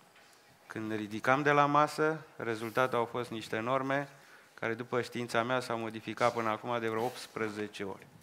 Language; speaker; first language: Romanian; native; Romanian